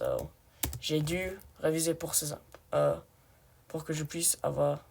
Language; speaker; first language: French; non-native, learner; English